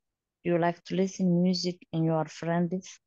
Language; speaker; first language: English; non-native, learner; Somali